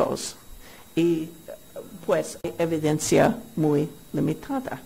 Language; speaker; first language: Spanish; non-native, fluent; English